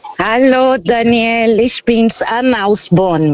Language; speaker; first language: German; non-native, fluent; Portuguese